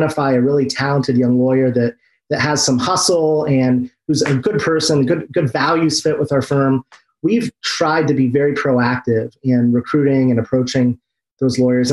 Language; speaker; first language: English; native; English